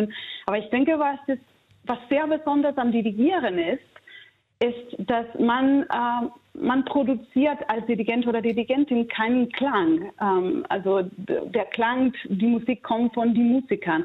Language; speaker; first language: German; non-native, fluent; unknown